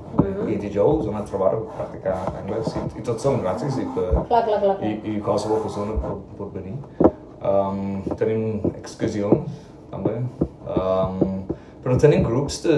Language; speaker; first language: Catalan; non-native, learner; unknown